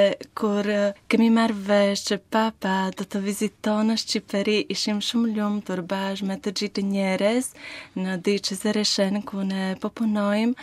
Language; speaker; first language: Albanian; non-native, learner; Slovak